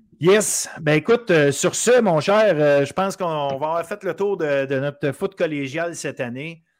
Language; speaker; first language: French; native; French